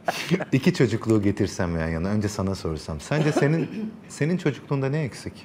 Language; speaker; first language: Turkish; native; Turkish